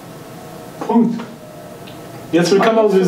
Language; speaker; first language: German; native; German